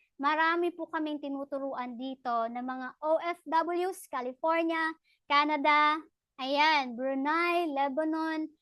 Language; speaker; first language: Filipino; non-native, local second language; Cebuano